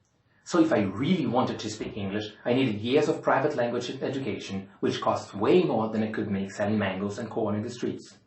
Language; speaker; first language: English; non-native, fluent; Portuguese